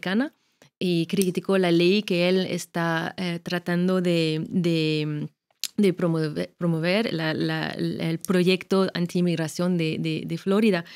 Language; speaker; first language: Spanish; non-native, fluent; French